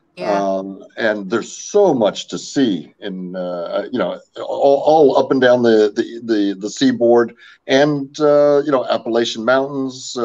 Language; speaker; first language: English; native; English